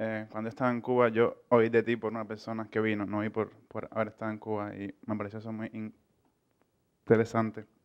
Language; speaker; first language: Spanish; native; Spanish